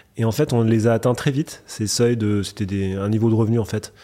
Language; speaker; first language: French; native; French